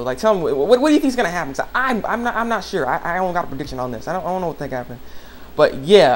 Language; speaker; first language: English; native; English